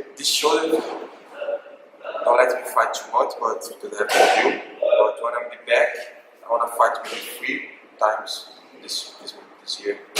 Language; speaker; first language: English; non-native, learner; Portuguese